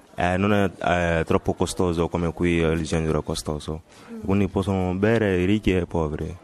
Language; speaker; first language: Italian; non-native, learner; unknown